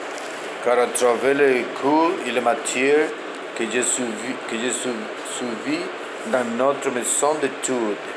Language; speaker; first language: French; non-native, learner; Spanish